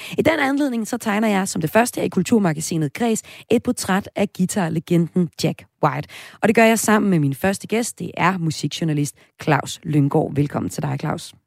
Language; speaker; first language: Danish; native; Danish